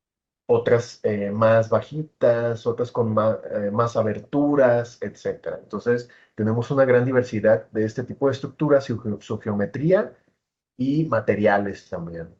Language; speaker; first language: Spanish; native; Spanish